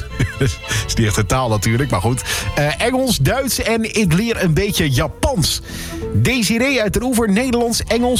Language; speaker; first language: Dutch; native; Dutch